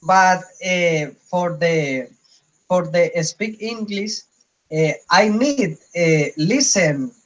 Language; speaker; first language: English; non-native, learner; Spanish